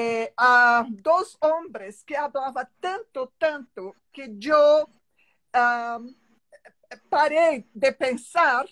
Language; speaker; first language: Spanish; non-native, learner; Portuguese